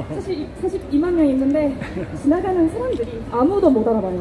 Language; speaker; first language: Korean; non-native, fluent; Japanese